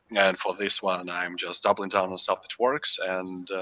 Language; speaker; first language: English; non-native, fluent; Russian